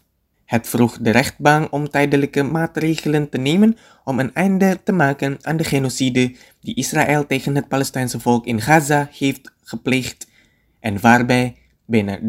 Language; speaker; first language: Dutch; non-native, fluent; Indonesian